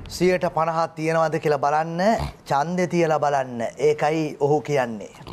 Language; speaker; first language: Sinhala; native; Sinhala